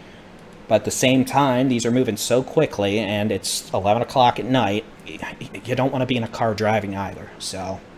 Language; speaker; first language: English; native; English